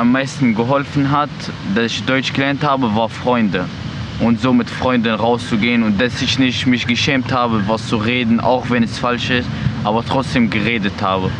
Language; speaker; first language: German; non-native, learner; Arabic